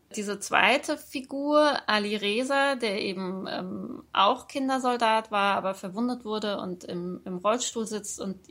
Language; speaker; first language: German; early bilingual, other home language; Persian